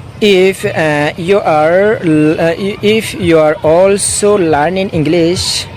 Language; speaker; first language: English; non-native, learner; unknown